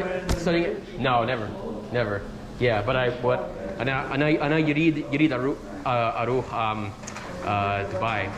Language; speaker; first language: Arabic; non-native, learner; English